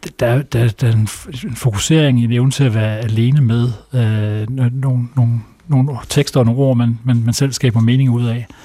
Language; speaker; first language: Danish; native; Danish